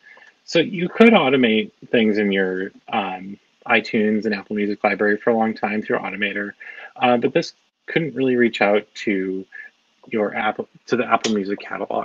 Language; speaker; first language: English; native; English